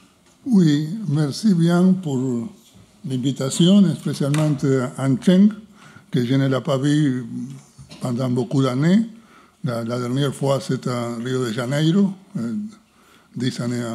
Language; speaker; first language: French; non-native, fluent; Spanish